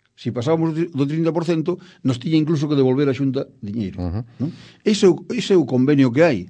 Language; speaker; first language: Galician; native; Galician